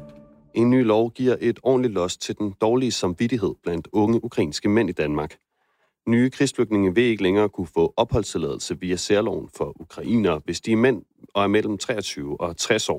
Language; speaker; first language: Danish; native; Danish